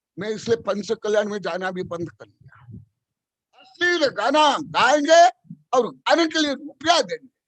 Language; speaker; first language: Hindi; non-native, local second language; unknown